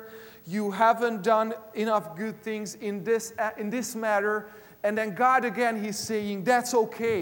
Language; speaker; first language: English; non-native, fluent; Hungarian